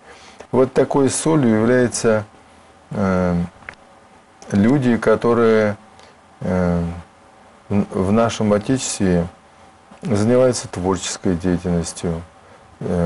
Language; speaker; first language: Russian; native; Russian